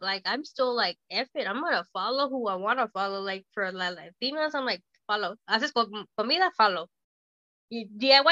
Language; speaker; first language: English; early bilingual, other home language; Spanish